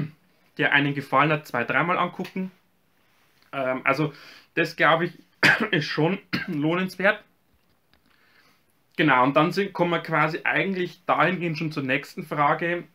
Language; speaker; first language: German; native; German